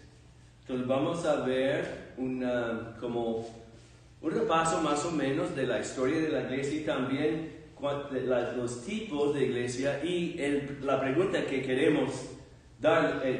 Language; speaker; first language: Spanish; non-native, fluent; English